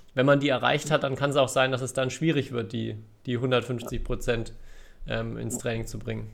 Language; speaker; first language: German; native; German